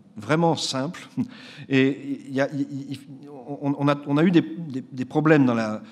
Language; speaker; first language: French; native; French